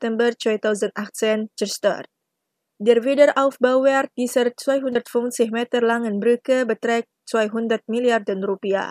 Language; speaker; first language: German; non-native, fluent; Indonesian